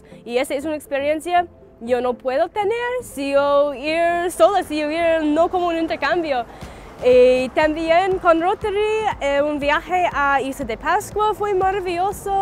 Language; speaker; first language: Spanish; non-native, learner; English